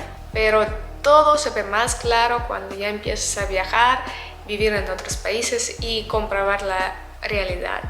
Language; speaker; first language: Spanish; non-native, fluent; Russian